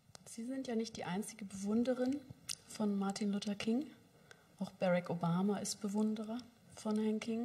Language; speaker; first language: German; native; German